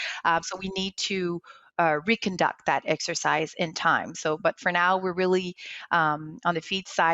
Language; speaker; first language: English; non-native, local second language; French